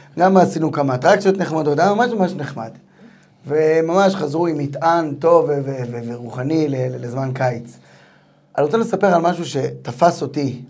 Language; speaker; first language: Hebrew; native; Hebrew